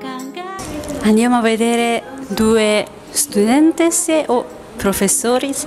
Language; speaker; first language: Italian; non-native, fluent; Japanese